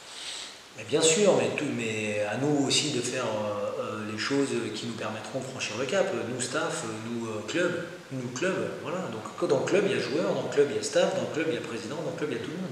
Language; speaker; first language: French; native; French